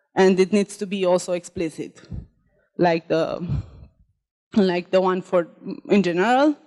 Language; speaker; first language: English; non-native, fluent; Romanian